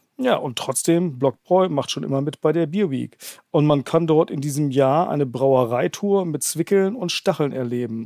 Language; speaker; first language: German; native; German